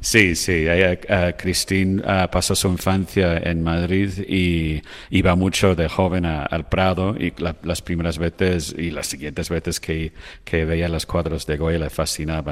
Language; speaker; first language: Spanish; non-native, fluent; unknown